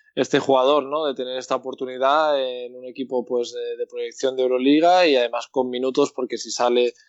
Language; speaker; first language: Spanish; native; Spanish